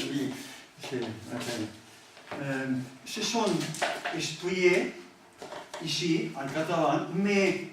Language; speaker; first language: French; non-native, learner; Catalan